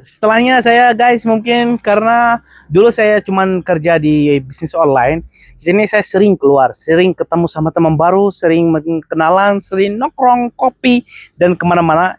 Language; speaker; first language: Indonesian; non-native, fluent; Arabic